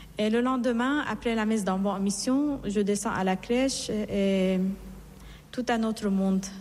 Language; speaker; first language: French; non-native, fluent; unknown